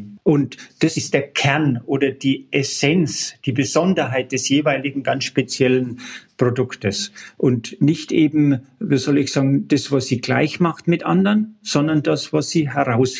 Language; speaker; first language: German; native; German